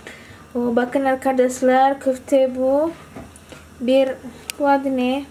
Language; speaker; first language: Turkish; non-native, learner; Indonesian